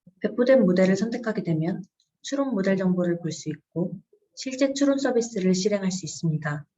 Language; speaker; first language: Korean; native; Korean